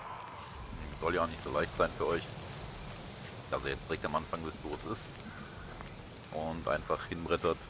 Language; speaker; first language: German; native; German